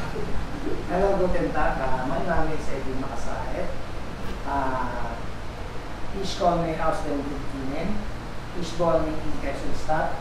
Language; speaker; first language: German; non-native, learner; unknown